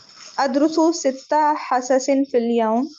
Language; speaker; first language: Arabic; non-native, learner; Urdu